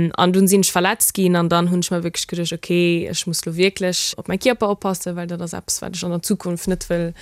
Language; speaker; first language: Luxembourgish; early bilingual, heritage; Luxembourgish